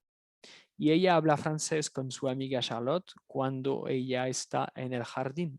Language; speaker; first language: Spanish; native; Spanish